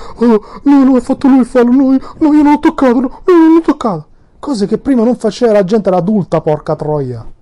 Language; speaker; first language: Italian; non-native, fluent; Albanian